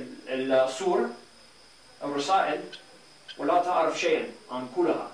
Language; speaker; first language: Arabic; non-native, learner; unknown